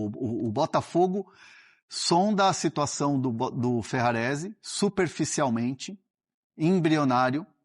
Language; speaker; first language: Portuguese; native; Portuguese